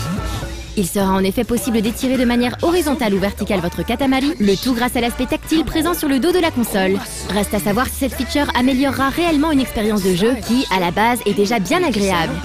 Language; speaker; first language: French; native; French